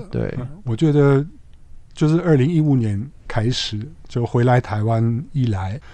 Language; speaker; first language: Chinese; non-native, fluent; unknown